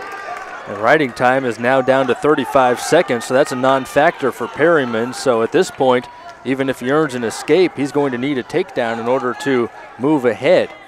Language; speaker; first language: English; native; English